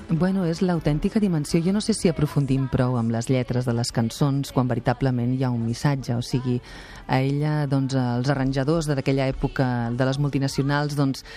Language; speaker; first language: Catalan; non-native, local second language; Spanish